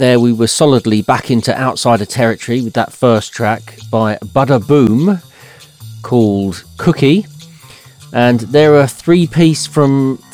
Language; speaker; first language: English; native; English